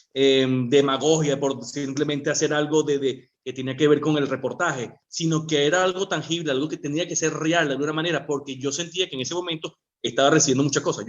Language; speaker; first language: Spanish; native; Spanish